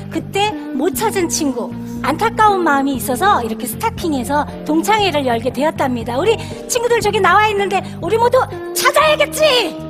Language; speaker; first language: Korean; native; Korean